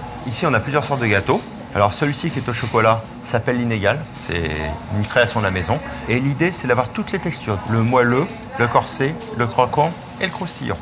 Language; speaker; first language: French; native; French